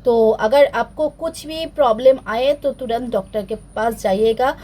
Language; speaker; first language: Hindi; non-native, local second language; Bangla